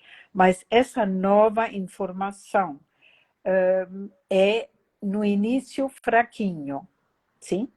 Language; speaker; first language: Portuguese; non-native, fluent; German